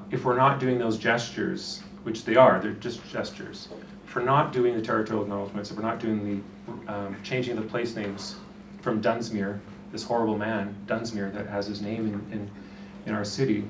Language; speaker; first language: English; native; English